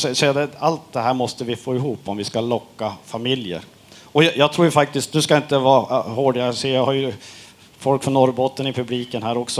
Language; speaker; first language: Swedish; native; Swedish